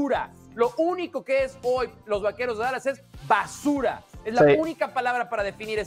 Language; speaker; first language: Spanish; native; Spanish